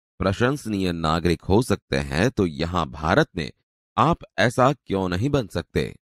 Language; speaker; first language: Hindi; non-native, local second language; Gujarati